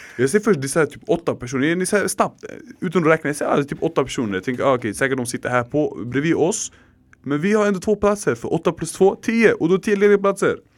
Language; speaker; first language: Swedish; early bilingual, other home language; Arabic